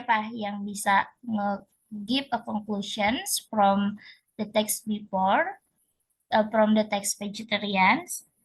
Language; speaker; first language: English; non-native, learner; Indonesian